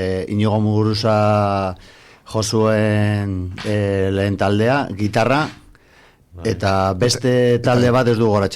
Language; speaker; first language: Basque; non-native, local second language; Spanish